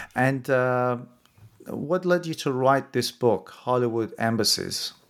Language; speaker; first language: English; non-native, fluent; Persian